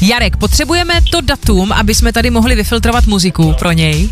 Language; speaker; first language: Czech; native; Czech